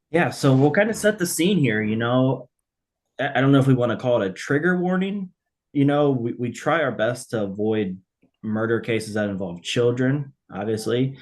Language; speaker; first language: English; native; English